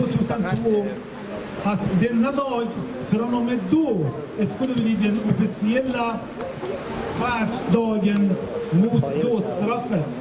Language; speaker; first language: Swedish; non-native, fluent; Persian